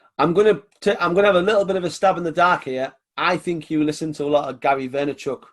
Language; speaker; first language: English; native; English